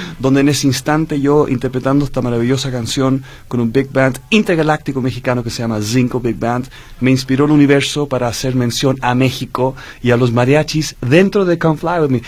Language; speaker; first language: Spanish; early bilingual, heritage; Spanish